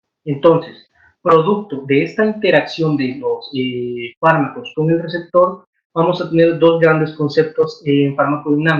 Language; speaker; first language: Spanish; native; Spanish